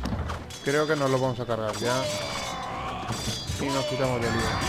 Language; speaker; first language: Spanish; native; Spanish